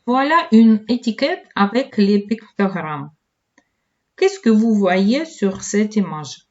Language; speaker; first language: French; non-native, fluent; Ukrainian